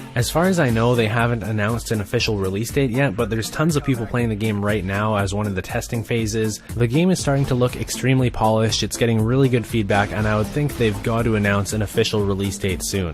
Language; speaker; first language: English; native; English